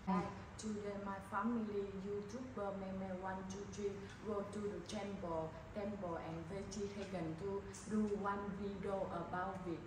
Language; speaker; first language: English; non-native, learner; Vietnamese